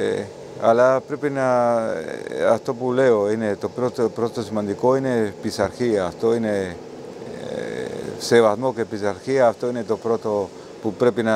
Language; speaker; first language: Greek; non-native, learner; Spanish